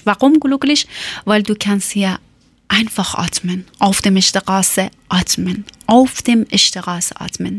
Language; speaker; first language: German; non-native, learner; Persian